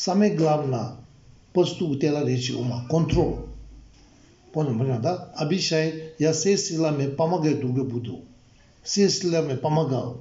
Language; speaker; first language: Russian; non-native, learner; Tibetan